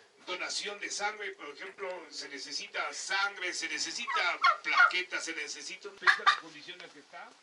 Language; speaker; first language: Spanish; native; Spanish